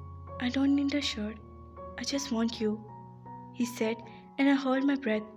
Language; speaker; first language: English; non-native, local second language; Urdu